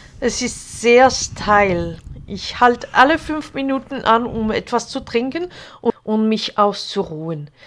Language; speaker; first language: German; non-native, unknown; Hungarian